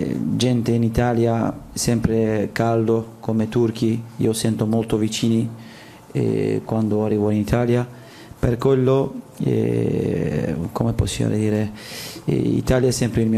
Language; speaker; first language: Italian; non-native, learner; Turkish